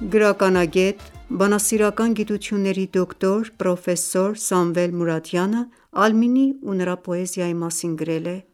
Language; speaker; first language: Armenian; early bilingual, heritage; Armenian